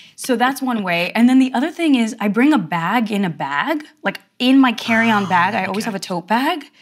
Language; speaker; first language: English; early bilingual, other home language; Portuguese